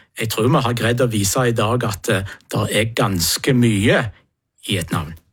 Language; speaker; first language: Norwegian; native; Norwegian